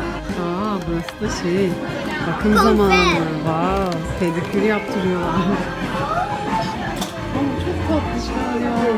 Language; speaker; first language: Turkish; native; Turkish